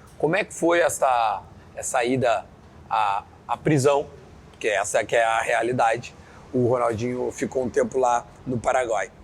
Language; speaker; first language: Portuguese; native; Portuguese